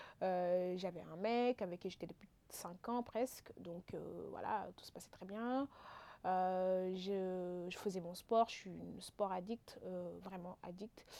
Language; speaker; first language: French; non-native, local second language; Wolof